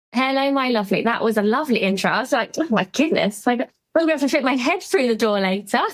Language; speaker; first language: English; native; English